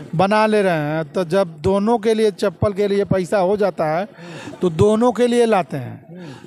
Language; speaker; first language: Hindi; native; Hindi